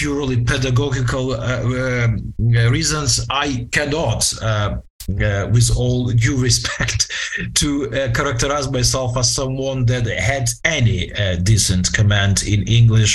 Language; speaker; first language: English; non-native, fluent; Ukrainian